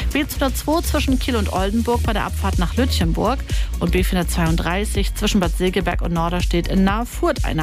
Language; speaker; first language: German; native; German